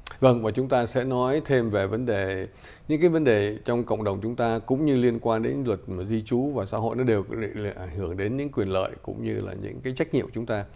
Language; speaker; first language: Vietnamese; native; Vietnamese